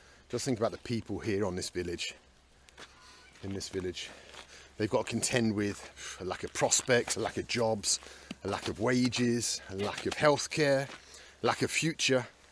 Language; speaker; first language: English; native; English